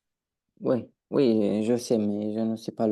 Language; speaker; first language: French; non-native, learner; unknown